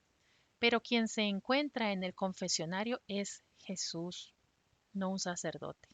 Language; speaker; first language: Spanish; native; Spanish